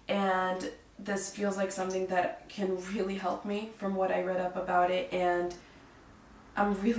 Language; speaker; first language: English; native; English